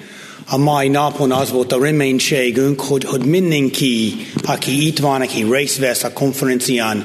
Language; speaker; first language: Hungarian; non-native, fluent; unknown